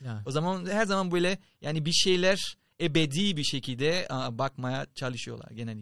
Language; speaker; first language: Turkish; non-native, fluent; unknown